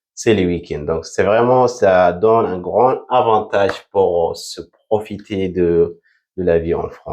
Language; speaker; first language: French; non-native, fluent; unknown